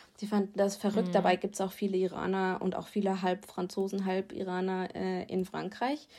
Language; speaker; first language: German; native; German